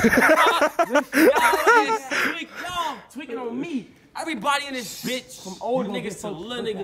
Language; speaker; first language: English; native; English